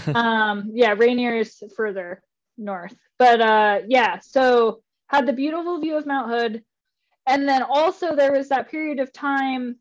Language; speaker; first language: English; native; English